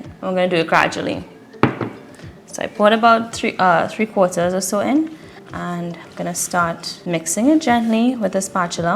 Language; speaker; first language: English; native; English